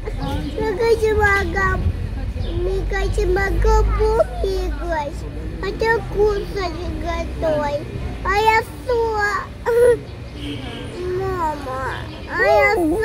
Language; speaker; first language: Russian; early bilingual, heritage; Russian